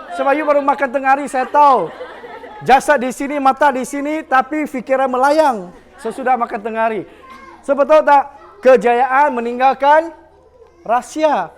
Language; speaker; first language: Malay; non-native, local second language; Chinese